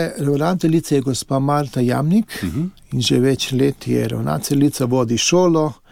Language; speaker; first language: Slovenian; early bilingual, heritage; English